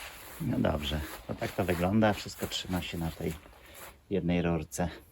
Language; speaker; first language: Polish; native; Polish